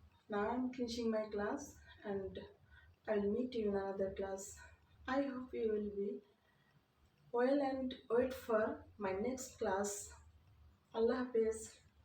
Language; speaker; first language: English; non-native, local second language; Bangla